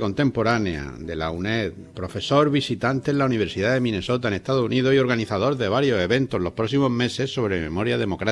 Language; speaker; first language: Spanish; native; Spanish